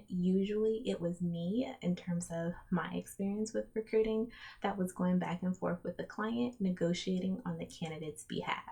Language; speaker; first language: English; native; English